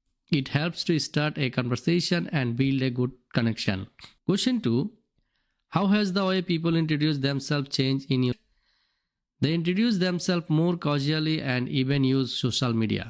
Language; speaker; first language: English; non-native, local second language; Bangla